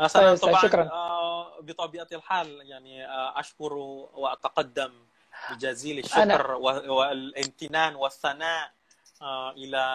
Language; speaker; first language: Arabic; non-native, fluent; Indonesian